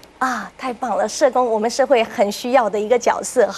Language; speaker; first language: Chinese; native; Chinese